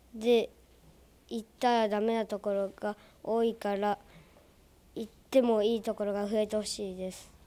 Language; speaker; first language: Japanese; native; Japanese